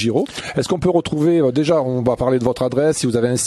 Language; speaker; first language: French; native; French